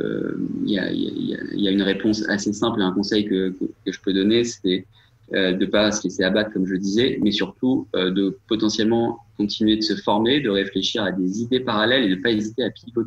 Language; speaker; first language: French; native; French